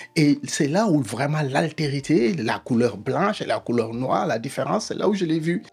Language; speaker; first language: French; non-native, local second language; Wolof